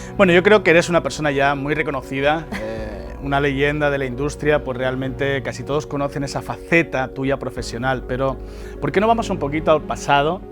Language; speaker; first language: Spanish; native; Spanish